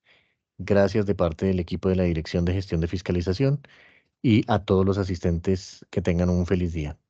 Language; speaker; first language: Spanish; native; Spanish